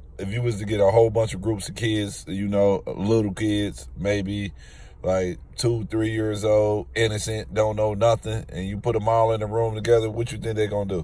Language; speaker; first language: English; native; English